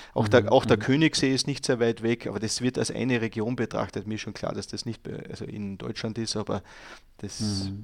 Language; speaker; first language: German; native; German